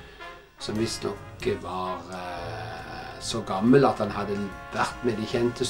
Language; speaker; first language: Norwegian; native; Norwegian